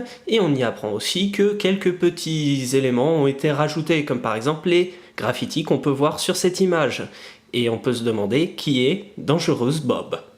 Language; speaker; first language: French; native; French